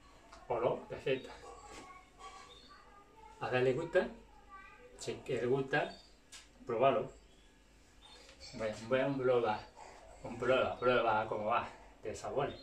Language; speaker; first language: Spanish; non-native, learner; Chinese